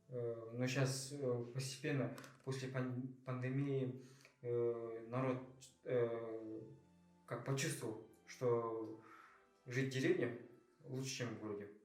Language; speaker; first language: Russian; non-native, local second language; Kazakh